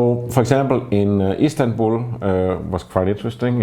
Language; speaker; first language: English; non-native, fluent; Danish